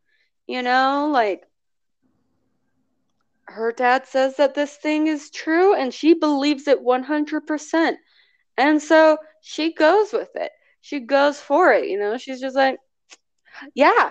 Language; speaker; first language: English; native; English